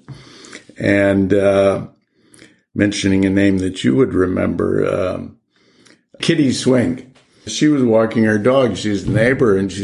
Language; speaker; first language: English; native; English